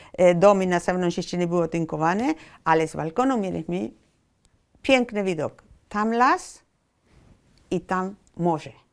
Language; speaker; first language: Polish; non-native, fluent; Spanish